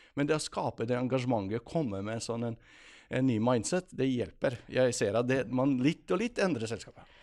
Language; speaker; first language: Norwegian; non-native, fluent; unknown